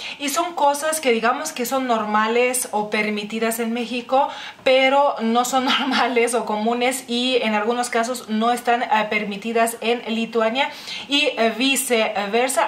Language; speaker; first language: Spanish; non-native, fluent; Lithuanian